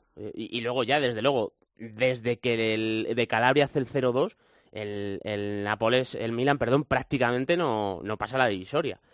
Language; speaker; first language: Spanish; native; Spanish